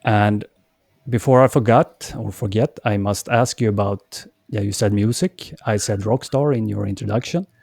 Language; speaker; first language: English; non-native, fluent; Swedish